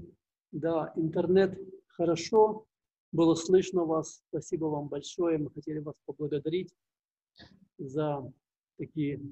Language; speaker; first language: Russian; native; Russian